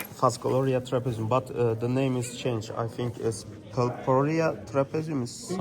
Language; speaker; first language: English; non-native, learner; Turkish